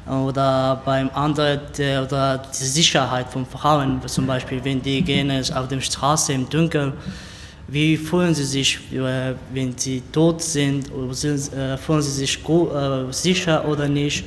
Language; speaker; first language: German; non-native, learner; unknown